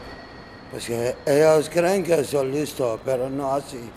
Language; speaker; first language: Spanish; non-native, learner; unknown